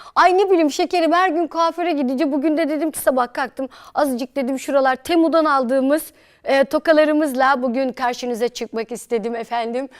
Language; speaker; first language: Turkish; native; Turkish